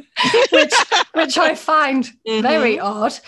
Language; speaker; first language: English; native; English